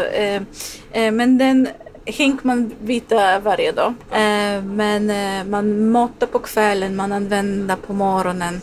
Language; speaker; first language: Swedish; non-native, learner; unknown